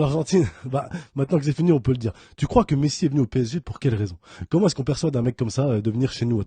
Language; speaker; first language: French; native; French